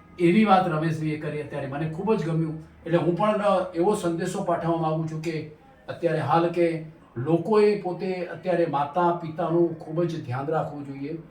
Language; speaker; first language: Gujarati; native; Gujarati